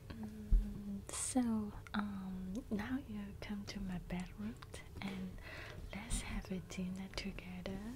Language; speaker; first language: English; non-native, learner; Cantonese